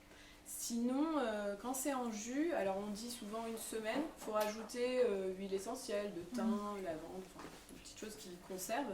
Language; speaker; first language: French; native; French